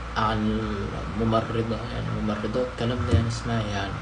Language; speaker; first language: Arabic; non-native, fluent; Indonesian